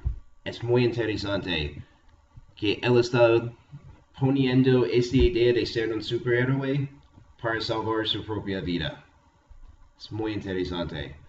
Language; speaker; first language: Spanish; non-native, fluent; English